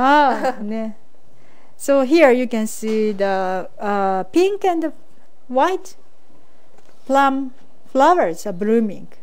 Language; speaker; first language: English; non-native, fluent; Japanese